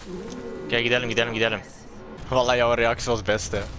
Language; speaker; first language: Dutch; early bilingual, other home language; Turkish